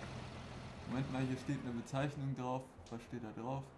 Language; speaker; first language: German; native; German